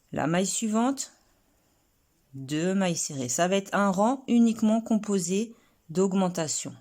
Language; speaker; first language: French; native; French